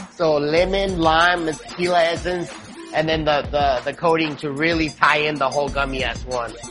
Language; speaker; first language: English; early bilingual, other home language; Spanish